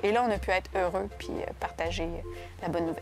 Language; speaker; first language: French; native; French